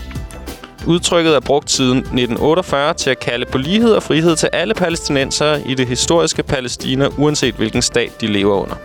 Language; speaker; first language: Danish; native; Danish